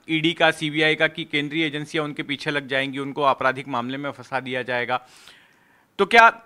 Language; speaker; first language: Hindi; native; Hindi